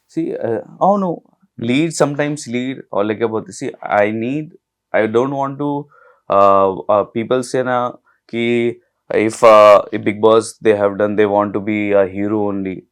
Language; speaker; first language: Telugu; non-native, learner; Hindi